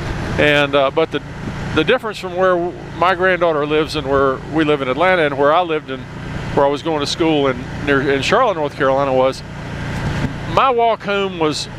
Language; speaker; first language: English; native; English